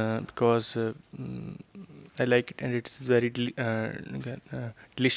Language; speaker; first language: English; non-native, learner; Urdu